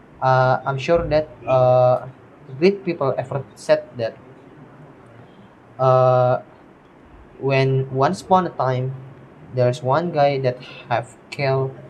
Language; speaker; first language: English; non-native, learner; Indonesian